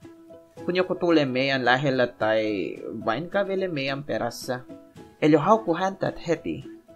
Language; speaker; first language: Finnish; non-native, learner; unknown